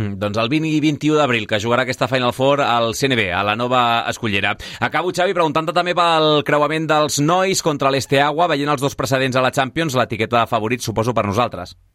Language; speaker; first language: Catalan; native; Catalan